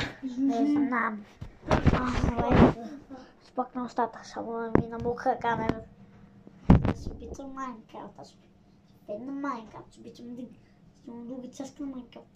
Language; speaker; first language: Bulgarian; native; Bulgarian